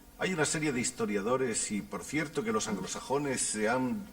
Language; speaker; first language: Spanish; native; Spanish